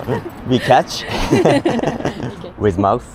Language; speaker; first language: English; non-native, learner; Japanese